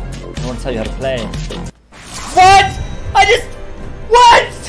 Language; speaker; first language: English; native; English